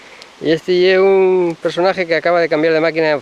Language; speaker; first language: Spanish; native; Spanish